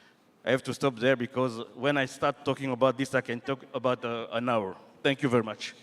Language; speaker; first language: English; non-native, learner; French